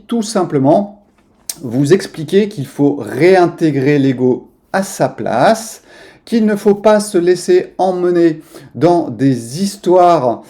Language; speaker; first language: French; native; French